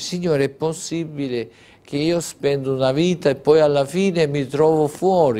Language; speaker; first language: Italian; native; Italian